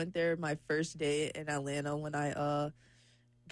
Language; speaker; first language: English; native; English